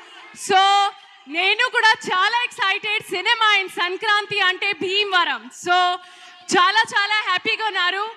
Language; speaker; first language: Telugu; non-native, learner; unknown